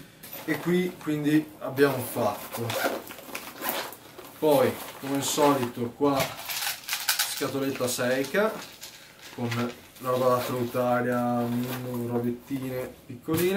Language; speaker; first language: Italian; native; Italian